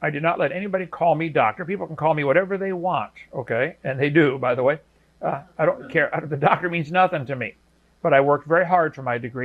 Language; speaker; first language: English; native; English